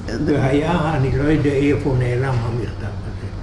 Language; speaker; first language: Hebrew; non-native, fluent; Hungarian